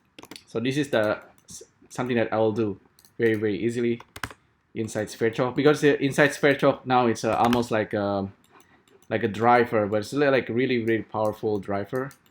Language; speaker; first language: English; non-native, fluent; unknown